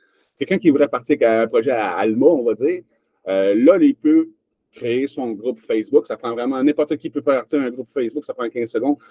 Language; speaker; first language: French; native; French